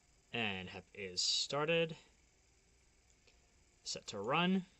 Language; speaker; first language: English; native; English